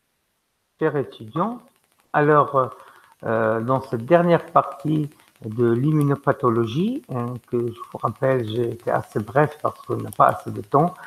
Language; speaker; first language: French; non-native, local second language; Arabic